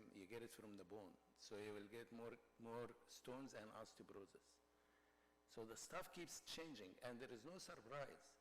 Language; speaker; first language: English; non-native, fluent; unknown